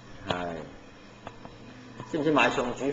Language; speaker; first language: Cantonese; native; Cantonese